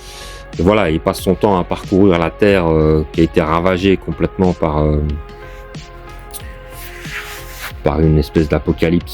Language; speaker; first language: French; native; French